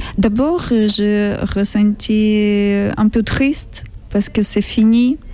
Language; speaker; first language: French; non-native, learner; Ukrainian